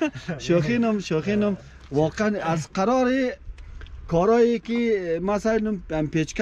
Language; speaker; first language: Persian; native; Persian